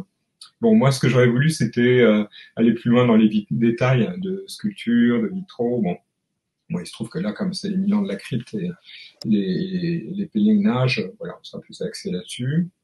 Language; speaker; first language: French; native; French